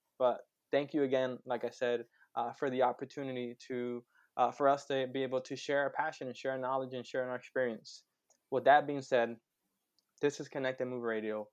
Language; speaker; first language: English; native; English